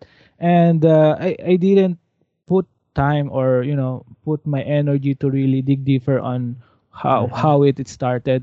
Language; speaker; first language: English; non-native, local second language; Filipino